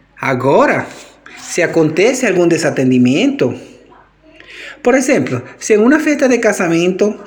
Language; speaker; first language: Portuguese; non-native, fluent; Spanish